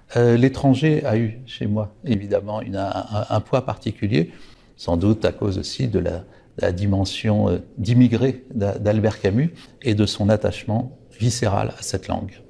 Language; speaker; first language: French; native; French